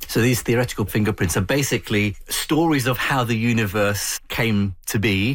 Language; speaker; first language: English; native; English